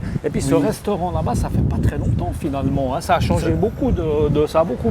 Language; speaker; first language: French; native; French